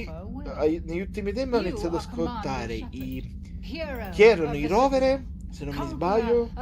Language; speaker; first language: Italian; native; Italian